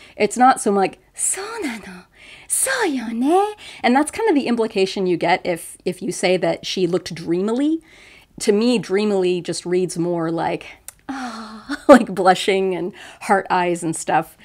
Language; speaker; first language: English; native; English